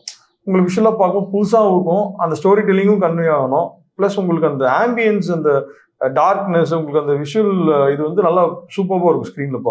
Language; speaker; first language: Tamil; native; Tamil